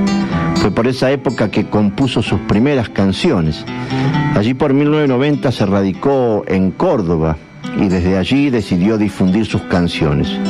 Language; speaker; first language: Spanish; native; Spanish